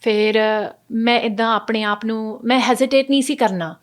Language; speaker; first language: Punjabi; early bilingual, other home language; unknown